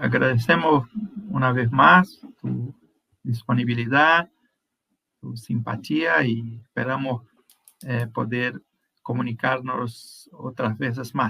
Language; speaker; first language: Spanish; non-native, fluent; Portuguese